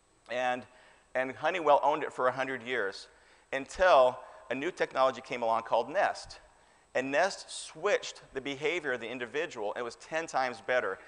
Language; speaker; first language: English; native; English